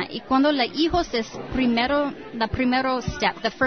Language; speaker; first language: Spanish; non-native, learner; English